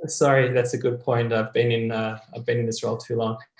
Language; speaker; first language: English; native; English